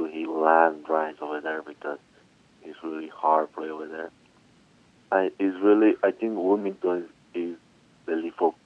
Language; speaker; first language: English; non-native, learner; Spanish